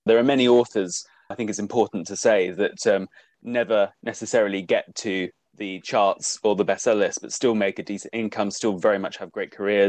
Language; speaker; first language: English; native; English